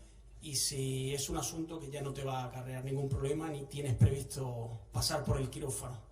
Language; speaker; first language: Spanish; native; Spanish